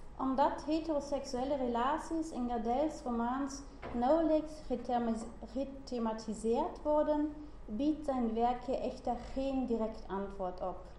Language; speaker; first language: Dutch; non-native, learner; German